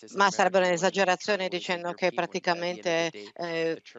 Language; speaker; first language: Italian; non-native, fluent; German